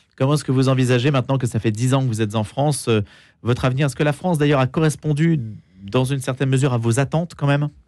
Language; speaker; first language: French; native; French